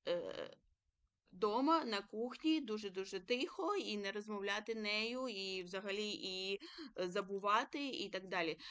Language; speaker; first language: Ukrainian; early bilingual, other home language; Georgian